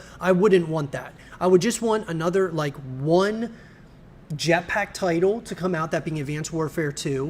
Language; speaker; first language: English; native; English